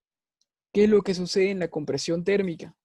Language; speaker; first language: Spanish; native; Spanish